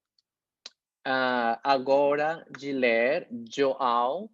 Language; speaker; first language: Portuguese; non-native, fluent; Spanish